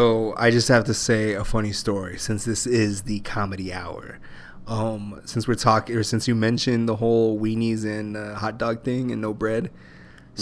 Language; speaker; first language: English; native; English